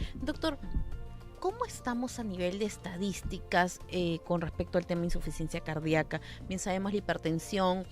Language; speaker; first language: Spanish; native; Spanish